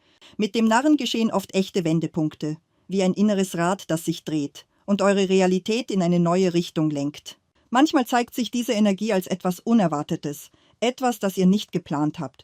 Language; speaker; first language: German; native; German